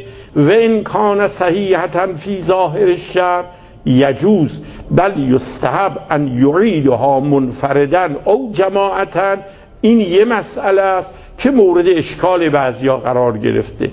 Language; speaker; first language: Persian; native; Persian